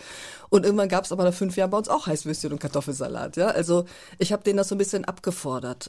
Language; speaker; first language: German; early bilingual, other home language; Turkish